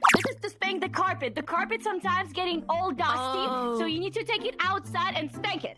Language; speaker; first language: English; non-native, fluent; Russian